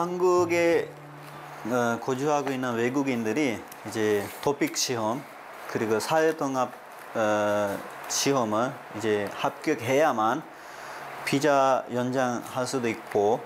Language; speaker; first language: Korean; native; Korean